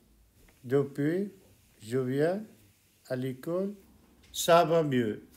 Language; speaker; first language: French; non-native, learner; German